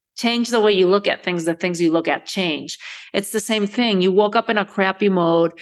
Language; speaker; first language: English; early bilingual, other home language; Spanish